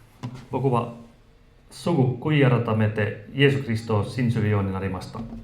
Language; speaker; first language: Japanese; non-native, fluent; Finnish